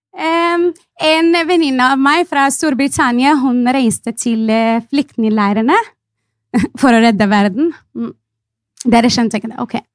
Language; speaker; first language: Norwegian; non-native, fluent; Arabic